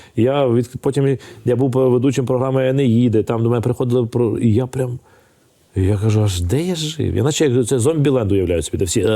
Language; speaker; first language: Ukrainian; non-native, local second language; Russian